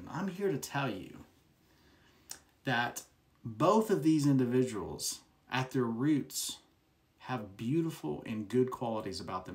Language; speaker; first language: English; native; English